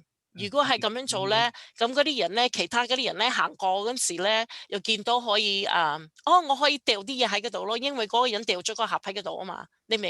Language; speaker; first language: Cantonese; early bilingual, heritage; Cantonese